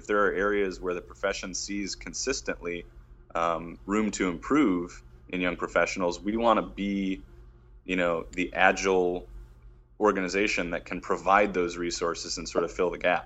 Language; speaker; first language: English; native; English